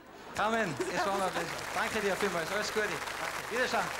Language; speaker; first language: German; native; German